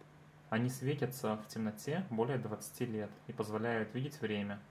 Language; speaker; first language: Russian; native; Russian